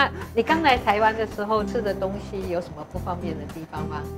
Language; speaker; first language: Chinese; native; Chinese